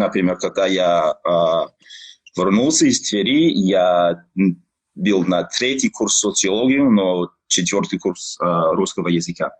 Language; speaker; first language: Russian; non-native, learner; English